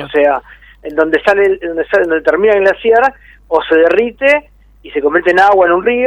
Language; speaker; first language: Spanish; native; Spanish